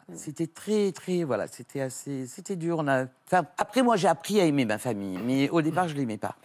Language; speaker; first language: French; native; French